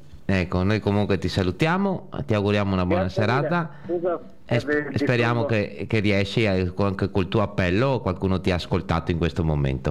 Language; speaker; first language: Italian; native; Italian